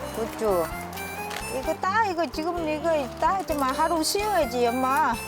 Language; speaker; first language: Korean; non-native, learner; Vietnamese